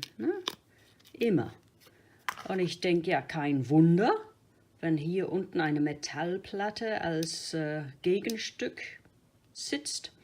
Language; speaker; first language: German; non-native, fluent; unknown